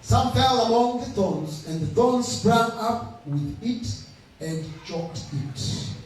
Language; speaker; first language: English; non-native, local second language; Swahili